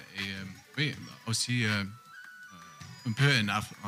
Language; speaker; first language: French; non-native, learner; English